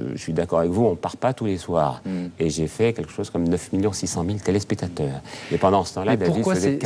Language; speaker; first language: French; native; French